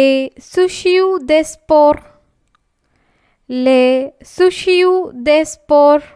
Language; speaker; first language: French; non-native, fluent; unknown